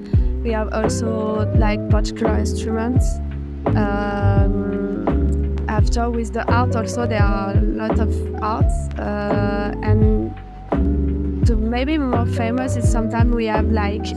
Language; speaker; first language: English; non-native, fluent; French